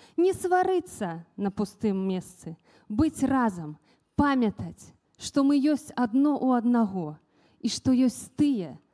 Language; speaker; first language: Belarusian; native; Belarusian